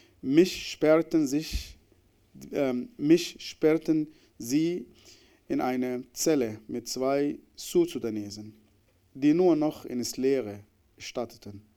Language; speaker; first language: German; non-native, fluent; Arabic